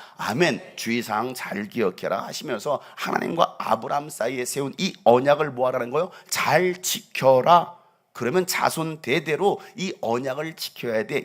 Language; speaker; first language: Korean; native; Korean